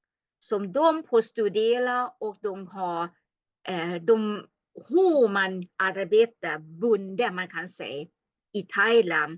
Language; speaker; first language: Swedish; non-native, learner; Thai